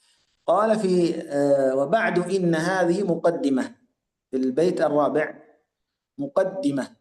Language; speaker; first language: Arabic; native; Arabic